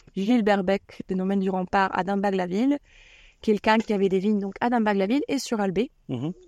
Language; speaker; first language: French; non-native, fluent; Spanish